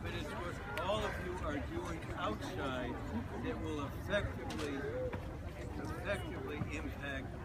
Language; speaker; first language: English; native; English